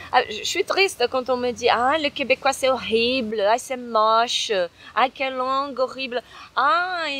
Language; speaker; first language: French; non-native, fluent; Portuguese